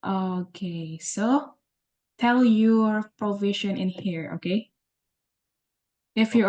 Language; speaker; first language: English; non-native, learner; Indonesian